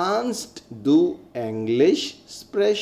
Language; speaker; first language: German; non-native, fluent; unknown